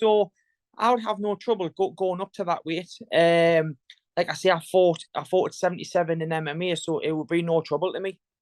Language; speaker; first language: English; native; English